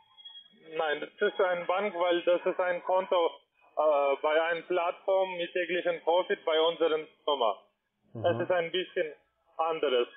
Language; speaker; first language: German; non-native, learner; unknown